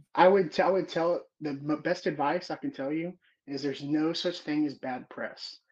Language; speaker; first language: English; native; English